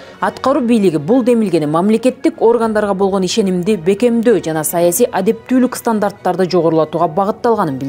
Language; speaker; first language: Kyrgyz; native; Kyrgyz